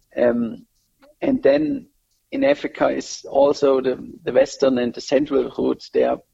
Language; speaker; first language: English; non-native, fluent; German